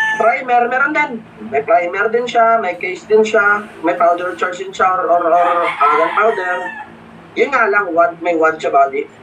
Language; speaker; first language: Filipino; non-native, local second language; Hiligaynon